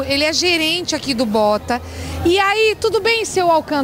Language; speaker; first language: Portuguese; native; Portuguese